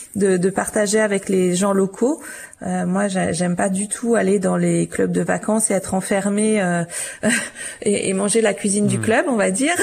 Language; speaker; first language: French; native; French